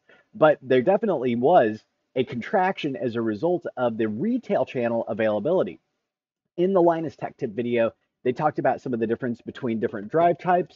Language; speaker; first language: English; native; English